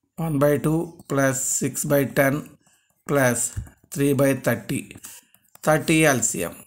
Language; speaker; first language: English; non-native, local second language; Telugu